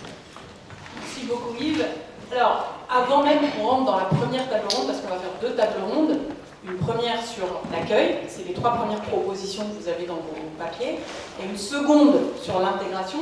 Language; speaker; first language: French; native; French